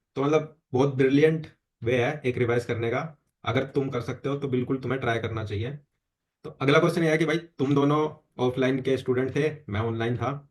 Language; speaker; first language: Hindi; native; Hindi